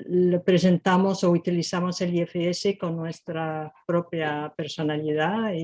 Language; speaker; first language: Spanish; non-native, fluent; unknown